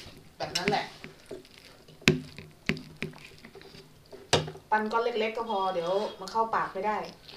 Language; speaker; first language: Thai; native; Thai